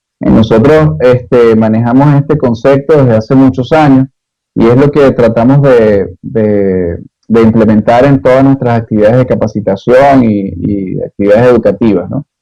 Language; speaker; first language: Spanish; native; Spanish